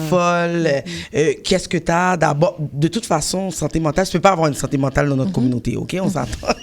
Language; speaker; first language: French; native; French